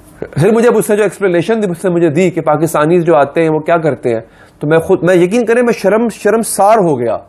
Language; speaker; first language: Urdu; non-native, local second language; Punjabi